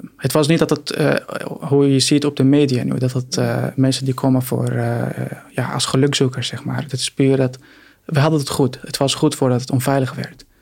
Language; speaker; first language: Dutch; non-native, fluent; Arabic